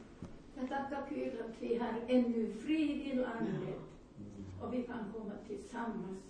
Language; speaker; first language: Swedish; non-native, learner; Finnish